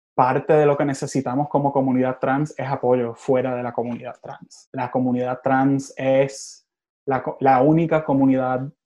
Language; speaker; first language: Spanish; early bilingual, other home language; English